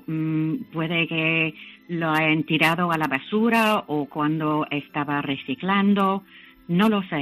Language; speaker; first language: Spanish; non-native, learner; English